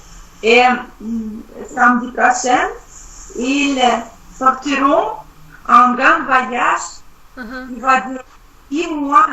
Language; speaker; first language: French; non-native, learner; Russian